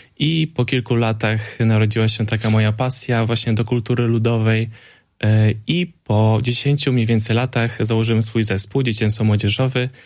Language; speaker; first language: Polish; native; Polish